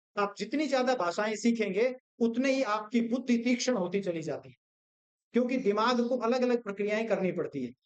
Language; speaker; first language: Hindi; non-native, local second language; Gujarati